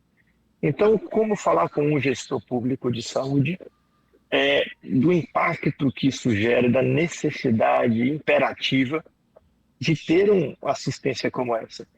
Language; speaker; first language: Portuguese; native; Portuguese